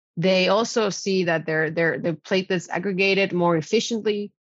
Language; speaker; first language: English; non-native, fluent; Spanish